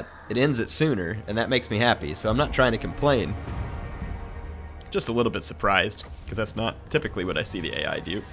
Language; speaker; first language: English; native; English